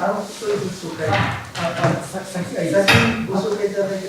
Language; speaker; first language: Japanese; native; Japanese